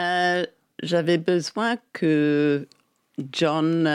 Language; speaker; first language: French; non-native, fluent; English